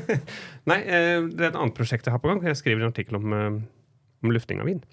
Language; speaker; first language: Norwegian; native; Norwegian